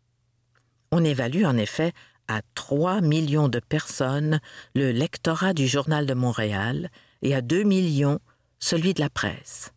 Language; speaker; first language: French; native; French